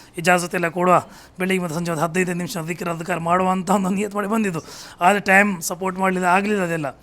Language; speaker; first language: Kannada; non-native, local second language; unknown